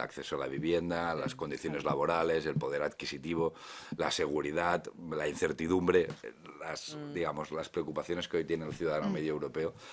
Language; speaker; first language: Spanish; native; Spanish